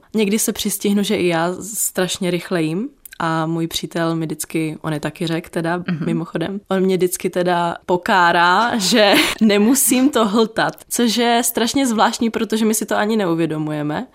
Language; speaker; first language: Czech; native; Czech